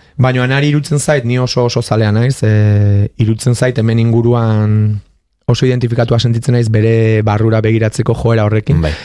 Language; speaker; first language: Basque; native; Basque